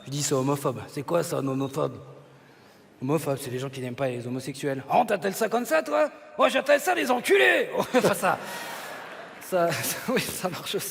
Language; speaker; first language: French; native; French